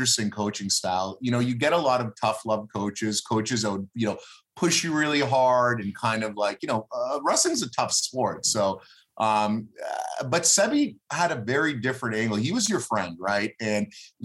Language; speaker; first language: English; early bilingual, other home language; Hebrew